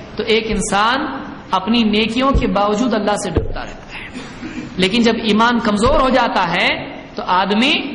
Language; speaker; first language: Urdu; native; Urdu